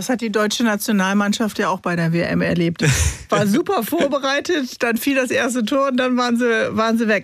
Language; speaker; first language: German; native; German